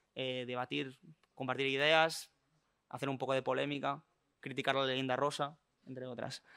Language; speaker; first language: Spanish; native; Spanish